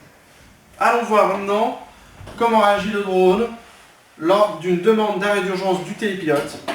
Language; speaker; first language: French; native; French